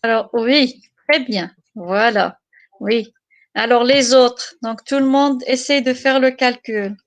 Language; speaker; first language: French; non-native, local second language; Arabic